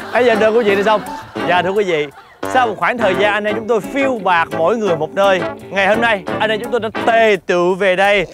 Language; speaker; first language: Vietnamese; native; Vietnamese